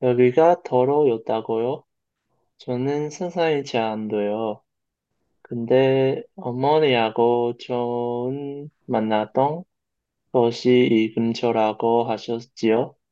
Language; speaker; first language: Korean; non-native, learner; Chinese